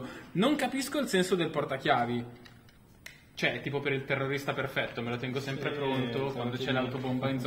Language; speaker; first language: Italian; native; Italian